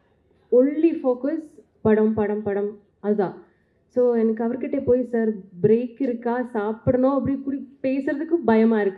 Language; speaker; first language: Tamil; non-native, learner; Malayalam